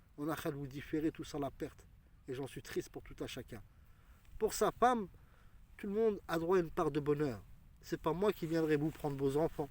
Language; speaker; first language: French; early bilingual, other home language; Arabic